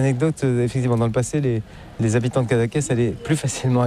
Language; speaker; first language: French; native; French